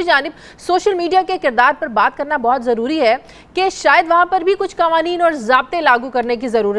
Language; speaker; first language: Urdu; native; Urdu